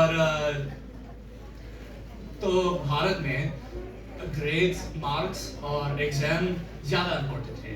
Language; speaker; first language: Hindi; early bilingual, heritage; English